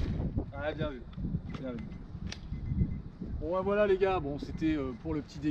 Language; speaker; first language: French; native; French